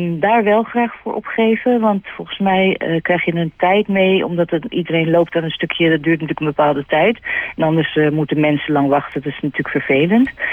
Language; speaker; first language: Dutch; native; Dutch